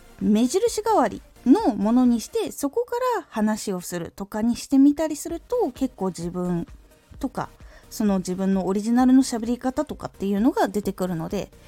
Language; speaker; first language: Japanese; native; Japanese